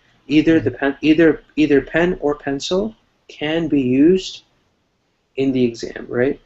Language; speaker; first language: English; non-native, fluent; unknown